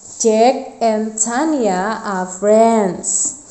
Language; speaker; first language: English; non-native, fluent; Indonesian